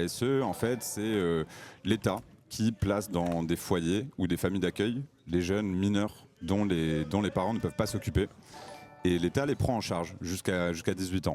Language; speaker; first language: French; native; French